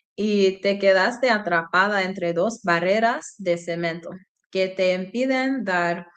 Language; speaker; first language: Spanish; non-native, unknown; English